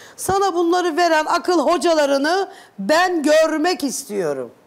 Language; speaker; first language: Turkish; native; Turkish